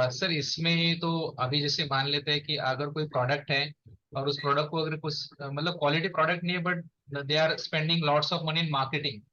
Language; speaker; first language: Hindi; non-native, local second language; Marathi